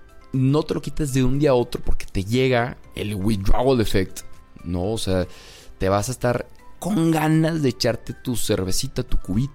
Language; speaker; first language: Spanish; native; Spanish